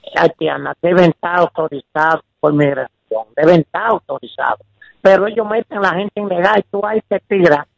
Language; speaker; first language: Spanish; native; Spanish